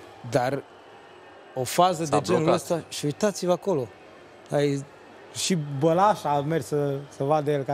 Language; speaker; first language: Romanian; native; Romanian